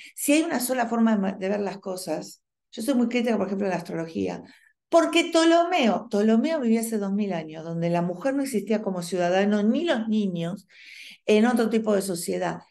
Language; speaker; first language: Spanish; native; Spanish